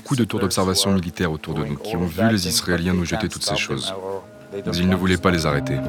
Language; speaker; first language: French; non-native, fluent; Arabic